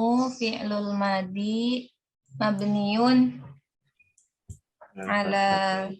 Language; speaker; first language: Arabic; non-native, learner; Indonesian